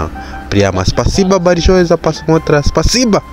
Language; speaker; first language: Russian; non-native, fluent; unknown